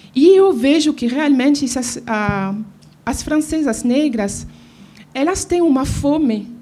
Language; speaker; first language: Portuguese; non-native, fluent; French